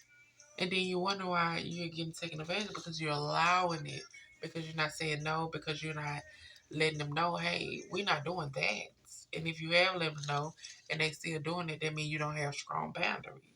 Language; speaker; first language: English; native; English